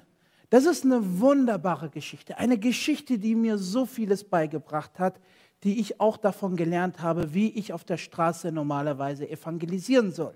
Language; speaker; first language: German; non-native, fluent; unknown